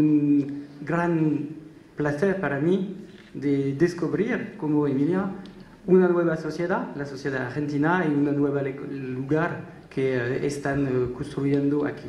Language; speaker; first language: Spanish; non-native, learner; French